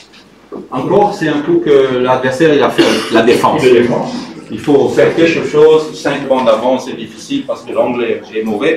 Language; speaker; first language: French; non-native, fluent; Swedish